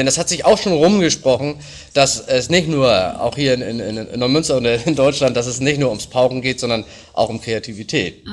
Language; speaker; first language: German; native; German